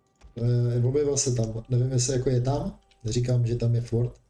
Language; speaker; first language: Czech; native; Czech